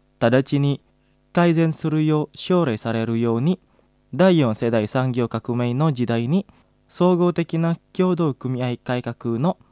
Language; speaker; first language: Japanese; non-native, fluent; Indonesian